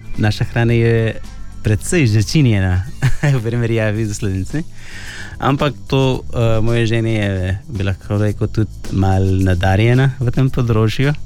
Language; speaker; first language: Slovenian; non-native, fluent; Arabic